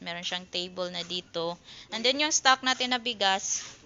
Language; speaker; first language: Filipino; native; Filipino